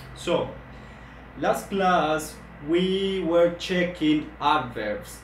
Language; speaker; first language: English; non-native, fluent; Spanish